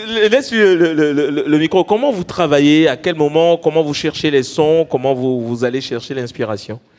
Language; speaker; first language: French; native; French